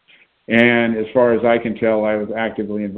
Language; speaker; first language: English; native; English